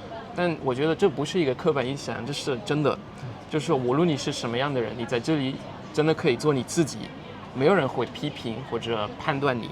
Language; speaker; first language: Chinese; non-native, fluent; Dutch